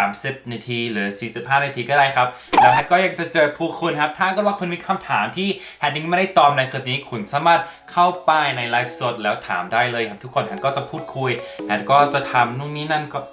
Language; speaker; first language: Thai; non-native, fluent; English